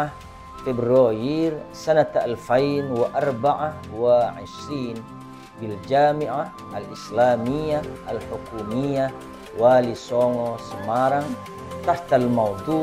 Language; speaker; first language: Arabic; non-native, fluent; Indonesian